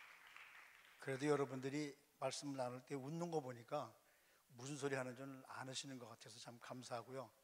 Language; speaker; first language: Korean; native; Korean